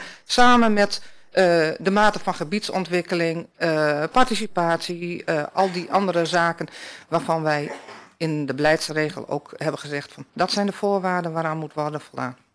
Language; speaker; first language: Dutch; native; Dutch